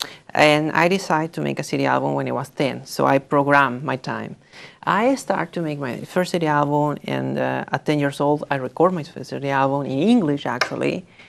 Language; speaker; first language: English; non-native, fluent; Spanish